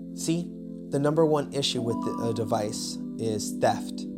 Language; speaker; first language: English; native; English